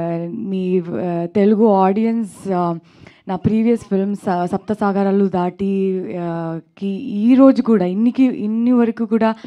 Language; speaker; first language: Telugu; non-native, learner; Kannada